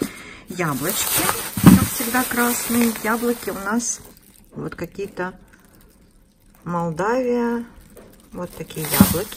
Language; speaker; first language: Russian; native; Russian